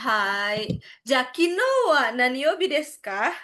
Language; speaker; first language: Japanese; non-native, fluent; Indonesian